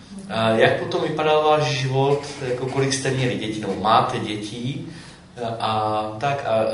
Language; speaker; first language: Czech; native; Czech